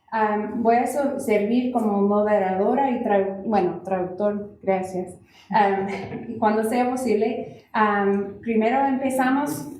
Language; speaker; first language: Spanish; non-native, fluent; English